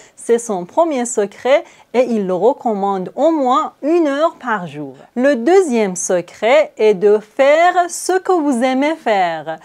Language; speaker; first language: French; non-native, fluent; Persian